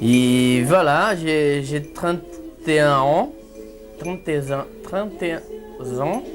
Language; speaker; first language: French; non-native, learner; Portuguese